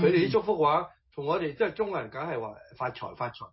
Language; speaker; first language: Chinese; early bilingual, heritage; Cantonese